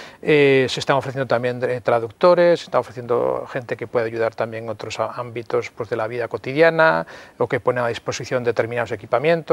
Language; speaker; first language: Spanish; native; Spanish